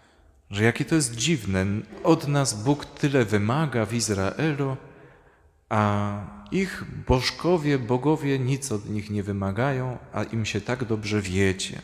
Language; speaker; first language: Polish; native; Polish